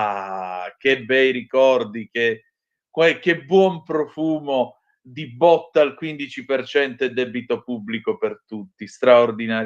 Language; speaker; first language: Italian; native; Italian